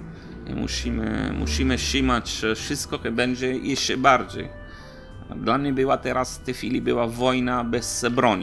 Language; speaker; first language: Polish; non-native, learner; Italian